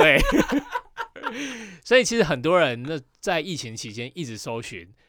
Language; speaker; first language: Chinese; native; Chinese